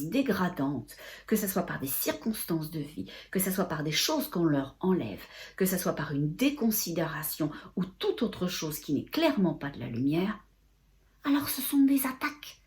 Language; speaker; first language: French; native; French